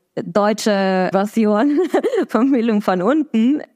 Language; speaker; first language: German; non-native, fluent; Spanish